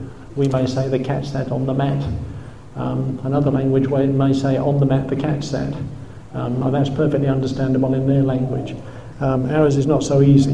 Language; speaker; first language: English; native; English